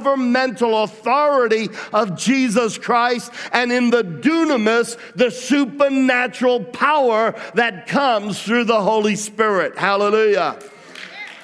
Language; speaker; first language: English; native; English